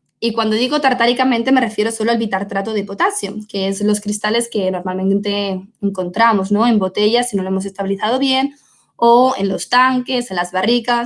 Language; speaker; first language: Spanish; native; Spanish